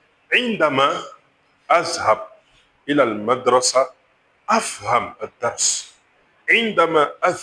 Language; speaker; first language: Arabic; non-native, fluent; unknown